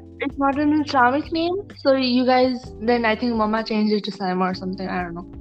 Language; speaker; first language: English; non-native, local second language; Urdu